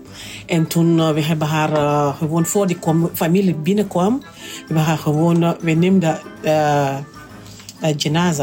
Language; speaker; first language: Dutch; non-native, learner; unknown